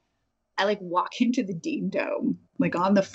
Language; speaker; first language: English; native; English